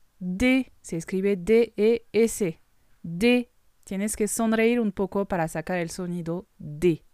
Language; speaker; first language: Spanish; non-native, fluent; French